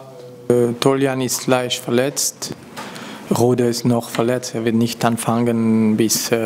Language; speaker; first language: German; non-native, local second language; French